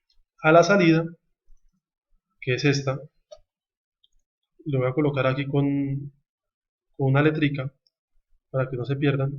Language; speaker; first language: Spanish; native; Spanish